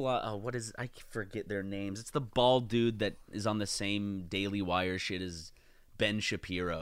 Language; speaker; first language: English; native; English